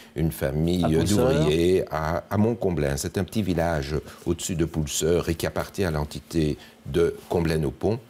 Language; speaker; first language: French; native; French